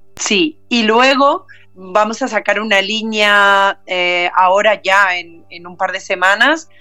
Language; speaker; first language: Spanish; native; Spanish